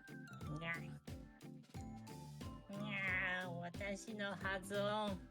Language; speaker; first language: Japanese; non-native, learner; Chinese